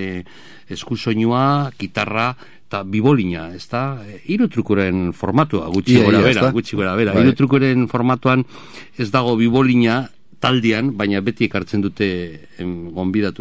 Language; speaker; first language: Basque; native; Basque